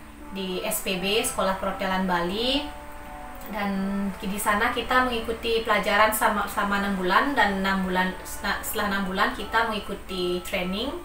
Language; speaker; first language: Indonesian; non-native, local second language; Balinese